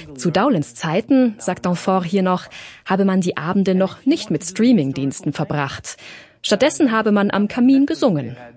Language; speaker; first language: German; native; German